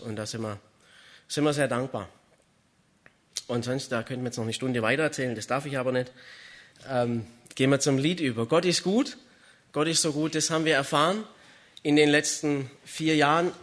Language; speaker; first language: German; native; German